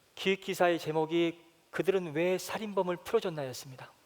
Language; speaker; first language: Korean; native; Korean